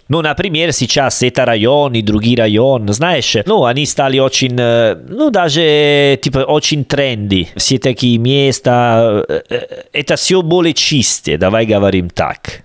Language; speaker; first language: Russian; non-native, learner; Italian